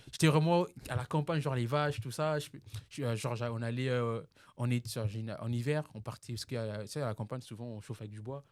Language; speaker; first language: French; non-native, local second language; Lingala